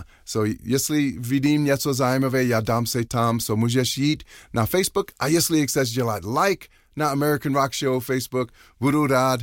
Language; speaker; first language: Czech; non-native, learner; English